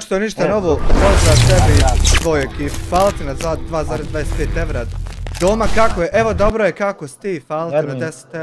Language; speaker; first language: Bosnian; native; Bosnian